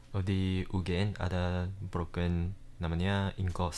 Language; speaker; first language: Indonesian; early bilingual, heritage; Indonesian